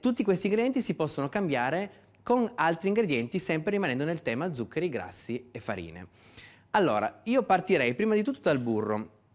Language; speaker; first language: Italian; native; Italian